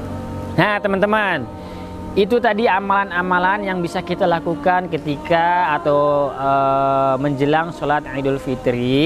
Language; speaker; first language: Indonesian; native; Indonesian